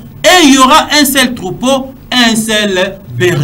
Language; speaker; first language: French; non-native, local second language; Lingala